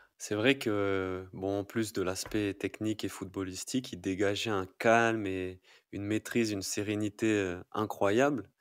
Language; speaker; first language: French; native; French